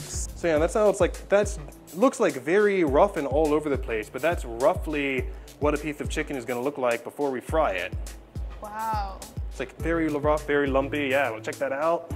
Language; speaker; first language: English; native; English